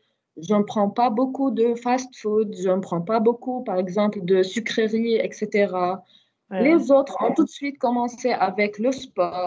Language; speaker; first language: French; non-native, fluent; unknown